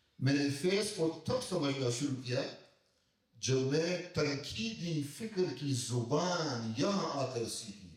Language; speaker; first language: Urdu; native; Urdu